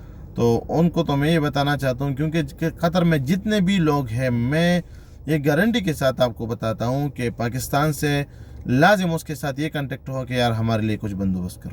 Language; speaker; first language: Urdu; non-native, local second language; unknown